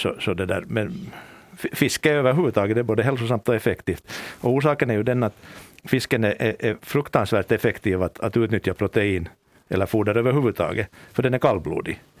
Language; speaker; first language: Swedish; native; Swedish